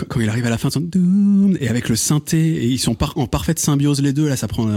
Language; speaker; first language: French; native; French